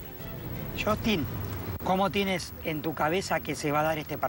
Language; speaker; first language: Spanish; native; Spanish